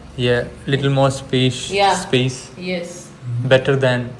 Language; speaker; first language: English; non-native, local second language; Malayalam